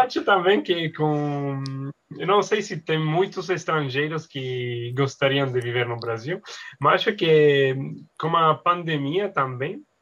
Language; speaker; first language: Portuguese; non-native, learner; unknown